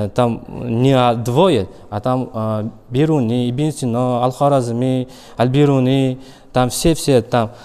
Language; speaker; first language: Russian; non-native, learner; Uzbek